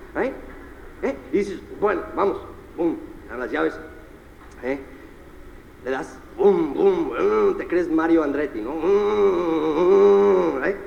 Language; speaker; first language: Spanish; early bilingual, heritage; Spanish